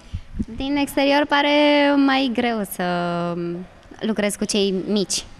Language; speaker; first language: Romanian; native; Romanian